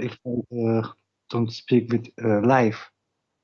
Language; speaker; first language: English; non-native, learner; Dutch